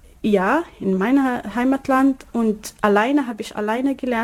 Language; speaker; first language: German; non-native, learner; Arabic